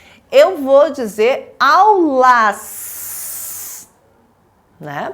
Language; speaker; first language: Portuguese; native; Portuguese